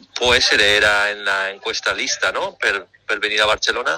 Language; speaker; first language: Italian; non-native, learner; Spanish